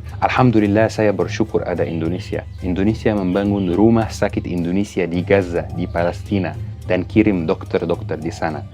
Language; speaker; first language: Indonesian; non-native, fluent; Arabic